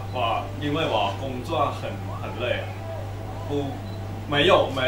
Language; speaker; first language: Chinese; non-native, learner; Thai